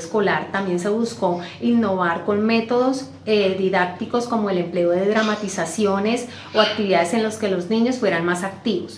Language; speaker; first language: Spanish; native; Spanish